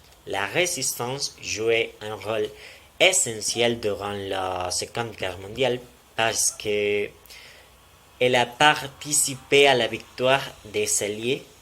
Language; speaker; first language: French; non-native, learner; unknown